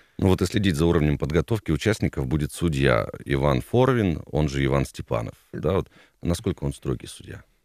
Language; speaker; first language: Russian; native; Russian